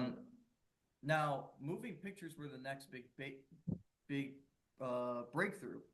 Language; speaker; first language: English; native; English